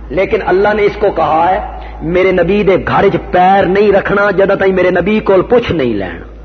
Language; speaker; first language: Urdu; non-native, local second language; Punjabi